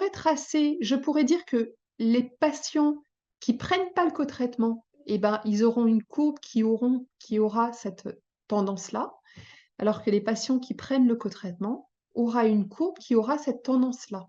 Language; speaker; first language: French; native; French